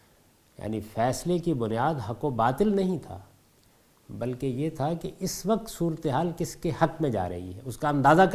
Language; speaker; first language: Urdu; native; Urdu